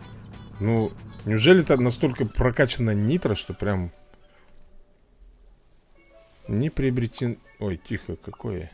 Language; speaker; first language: Russian; native; Russian